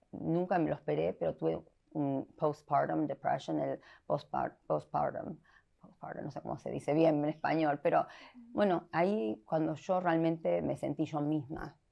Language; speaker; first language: Spanish; early bilingual, heritage; Spanish